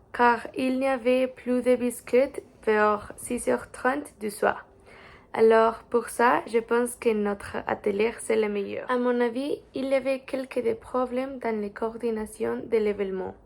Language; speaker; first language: French; non-native, learner; Spanish